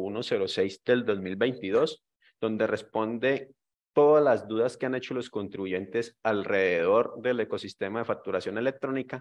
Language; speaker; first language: Spanish; native; Spanish